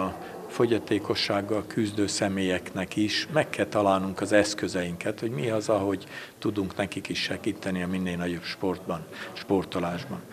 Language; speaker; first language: Hungarian; native; Hungarian